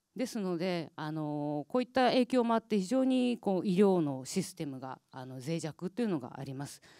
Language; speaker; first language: Japanese; native; Japanese